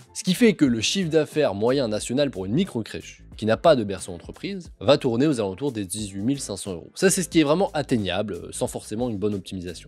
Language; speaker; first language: French; native; French